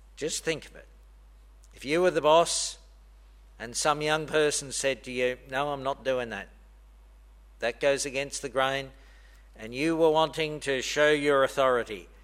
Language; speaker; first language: English; native; English